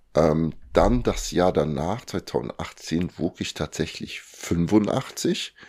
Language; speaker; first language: German; early bilingual, other home language; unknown